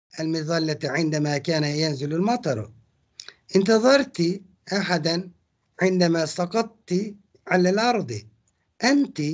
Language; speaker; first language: Arabic; non-native, fluent; Turkish